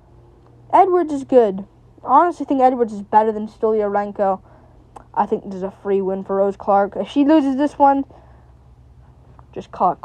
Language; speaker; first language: English; native; English